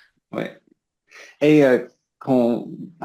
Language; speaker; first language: French; non-native, learner; English